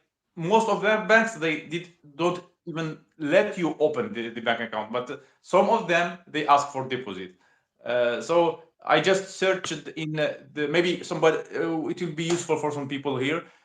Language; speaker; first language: English; non-native, learner; Russian